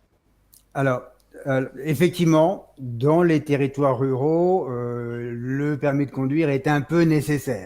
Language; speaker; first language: French; native; French